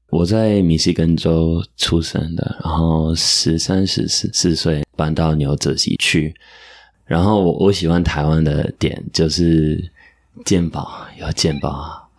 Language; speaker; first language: Chinese; non-native, fluent; English